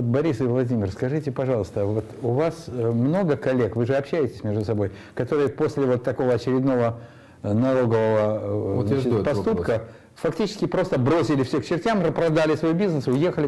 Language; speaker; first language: Russian; native; Russian